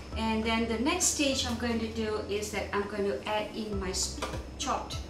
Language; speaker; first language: English; non-native, local second language; Gujarati